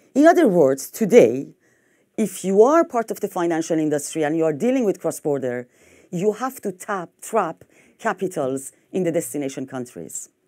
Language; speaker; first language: English; non-native, fluent; French